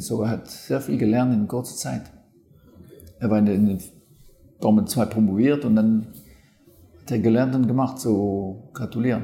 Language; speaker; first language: German; non-native, fluent; French